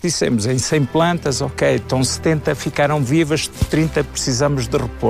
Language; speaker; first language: Portuguese; native; Portuguese